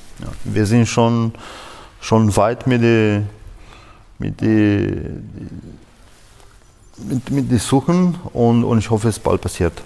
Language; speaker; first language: German; non-native, fluent; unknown